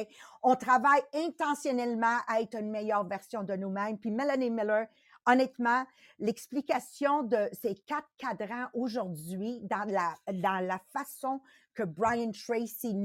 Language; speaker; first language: French; native; French